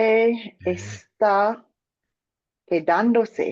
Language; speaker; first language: Spanish; non-native, learner; English